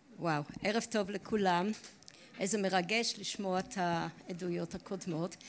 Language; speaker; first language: Hebrew; non-native, fluent; English